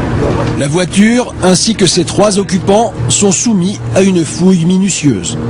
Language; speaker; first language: French; native; French